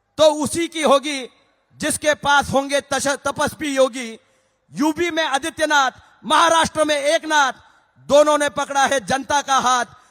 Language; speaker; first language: Hindi; non-native, local second language; Marathi